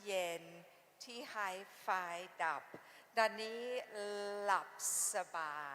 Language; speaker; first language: Thai; non-native, fluent; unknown